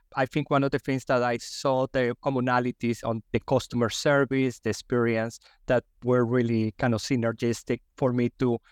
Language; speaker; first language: English; non-native, fluent; Spanish